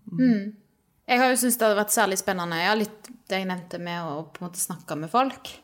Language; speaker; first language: Norwegian; native; Norwegian